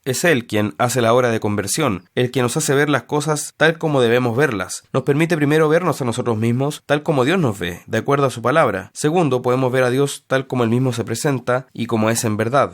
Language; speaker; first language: Spanish; native; Spanish